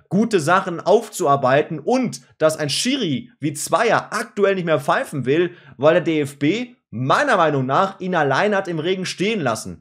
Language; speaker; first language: German; native; German